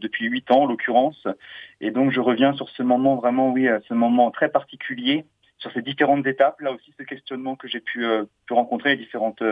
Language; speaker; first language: French; native; French